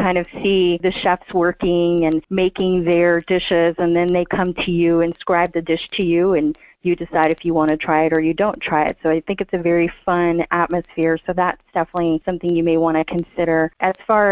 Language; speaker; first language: English; native; English